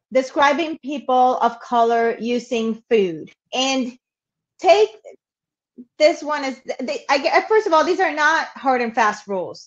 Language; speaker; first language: English; non-native, fluent; Spanish